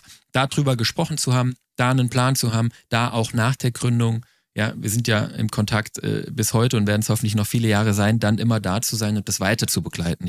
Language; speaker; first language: German; native; German